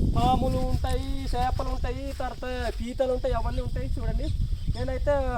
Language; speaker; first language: Telugu; non-native, local second language; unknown